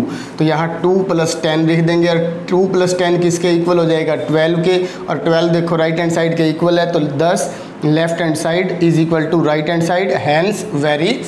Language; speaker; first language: Hindi; native; Hindi